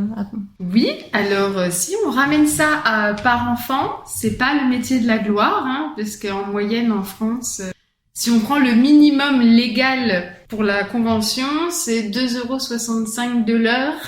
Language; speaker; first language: French; native; French